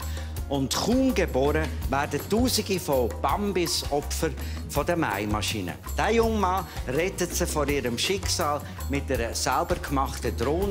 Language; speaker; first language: German; native; German